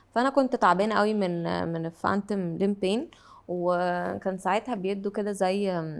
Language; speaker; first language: Arabic; native; Arabic